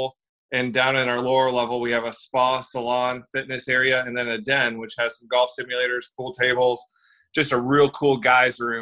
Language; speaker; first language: English; native; English